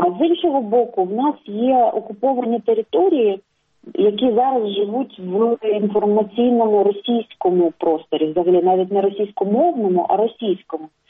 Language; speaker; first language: Ukrainian; non-native, local second language; Russian